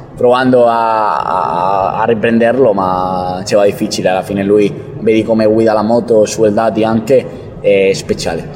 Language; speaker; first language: Italian; non-native, learner; Spanish